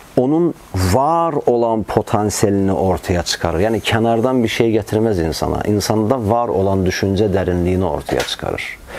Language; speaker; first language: Turkish; non-native, fluent; Azerbaijani